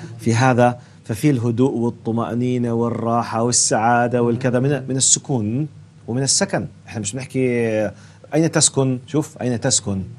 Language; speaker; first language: Arabic; native; Arabic